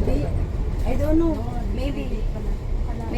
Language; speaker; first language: English; non-native, learner; Filipino